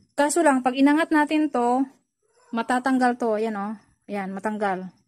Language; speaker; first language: Filipino; native; Filipino